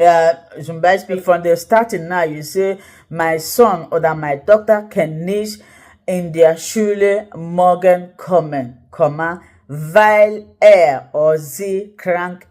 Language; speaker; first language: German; non-native, learner; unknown